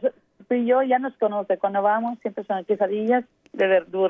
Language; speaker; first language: Spanish; native; Spanish